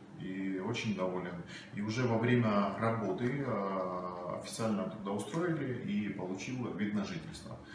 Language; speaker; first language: Russian; non-native, fluent; Georgian